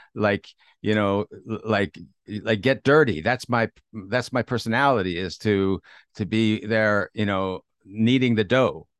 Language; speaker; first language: English; native; English